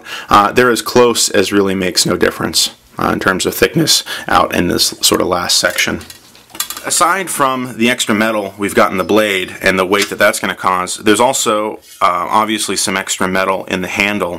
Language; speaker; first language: English; native; English